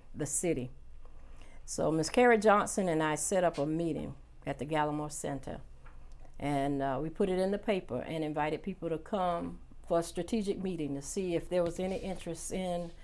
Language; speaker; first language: English; native; English